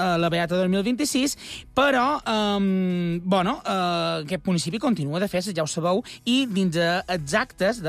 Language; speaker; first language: Catalan; native; Catalan